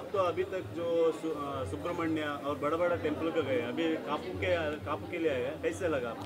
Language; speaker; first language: Hindi; non-native, local second language; Kannada